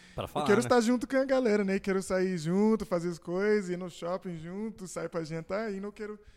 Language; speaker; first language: Portuguese; non-native, fluent; English